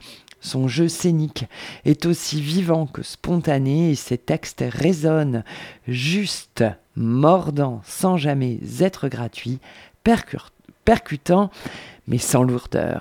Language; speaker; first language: French; native; French